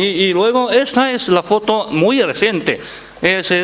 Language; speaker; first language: Spanish; non-native, fluent; Chinese